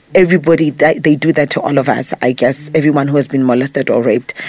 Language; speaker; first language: English; non-native, local second language; Zulu